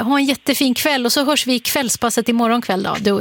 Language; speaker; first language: Swedish; native; Swedish